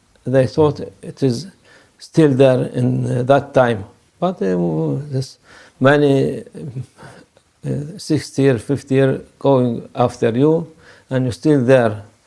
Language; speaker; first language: English; non-native, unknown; Turkish